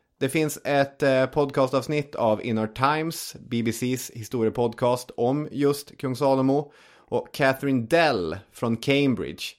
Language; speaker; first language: Swedish; native; Swedish